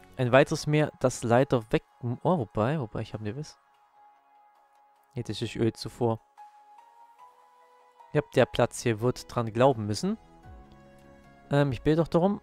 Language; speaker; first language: German; native; German